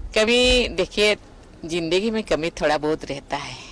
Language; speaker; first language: Hindi; non-native, local second language; Santali